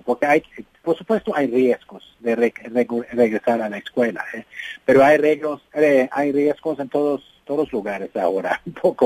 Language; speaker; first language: Spanish; non-native, fluent; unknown